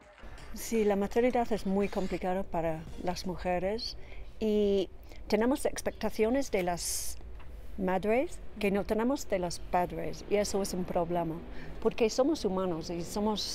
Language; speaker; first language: Spanish; non-native, fluent; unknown